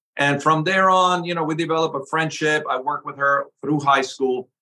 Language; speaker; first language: English; early bilingual, other home language; Spanish